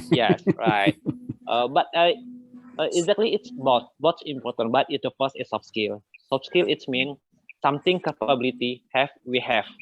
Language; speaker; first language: English; non-native, learner; Indonesian